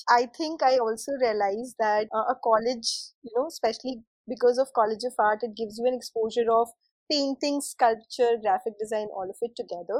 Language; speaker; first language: English; non-native, local second language; Hindi